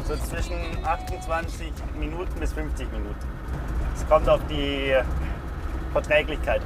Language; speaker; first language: German; native; German